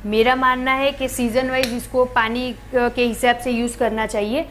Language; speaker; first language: Hindi; native; Hindi